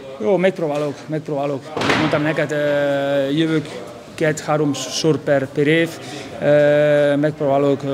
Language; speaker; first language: Hungarian; non-native, local second language; Spanish